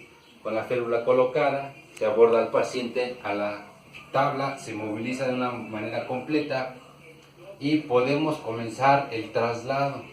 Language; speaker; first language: Spanish; native; Spanish